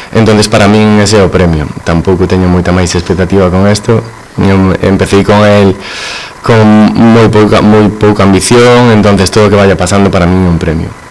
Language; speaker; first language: Galician; non-native, local second language; Spanish